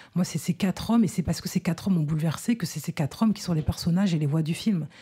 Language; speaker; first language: French; native; French